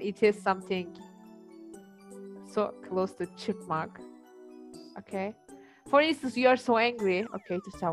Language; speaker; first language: English; non-native, fluent; Turkish